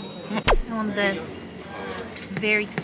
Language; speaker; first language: English; non-native, fluent; Indonesian